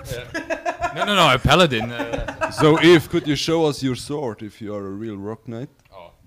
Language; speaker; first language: English; non-native, fluent; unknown